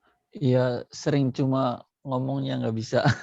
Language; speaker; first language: Indonesian; native; Indonesian